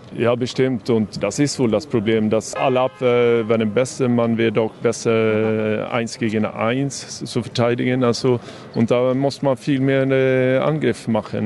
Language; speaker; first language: German; non-native, fluent; Swedish